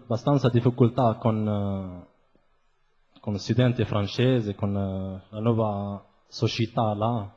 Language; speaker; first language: Italian; non-native, fluent; Arabic